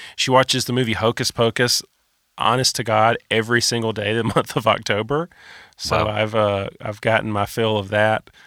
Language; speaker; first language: English; native; English